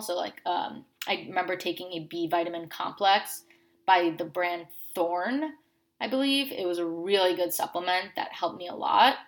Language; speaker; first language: English; native; English